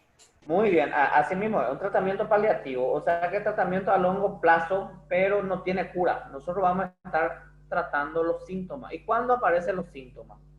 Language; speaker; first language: Spanish; non-native, fluent; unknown